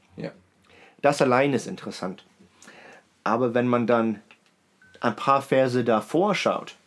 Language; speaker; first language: German; native; German